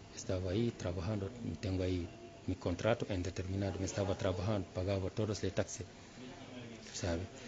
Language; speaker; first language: Spanish; non-native, learner; Fula